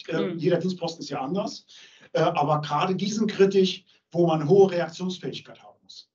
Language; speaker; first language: German; native; German